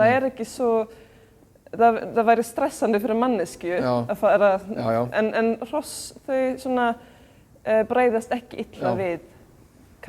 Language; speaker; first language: Icelandic; non-native, fluent; Swedish